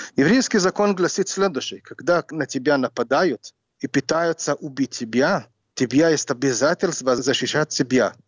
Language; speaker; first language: Russian; non-native, fluent; Hebrew